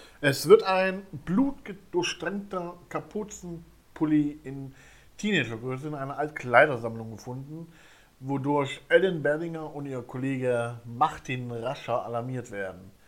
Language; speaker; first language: German; native; German